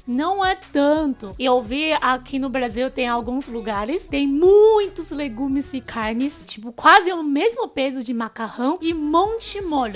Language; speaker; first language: Portuguese; non-native, fluent; Chinese